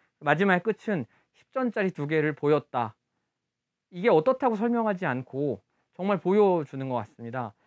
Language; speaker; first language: Korean; native; Korean